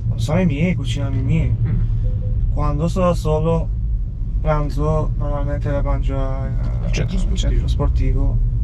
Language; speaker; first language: Italian; non-native, fluent; Albanian